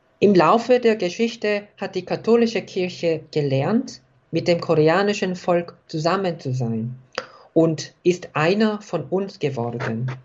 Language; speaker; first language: German; non-native, fluent; Korean